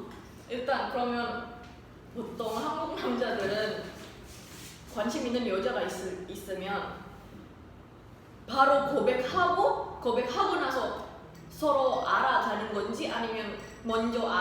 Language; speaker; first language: Korean; non-native, learner; Indonesian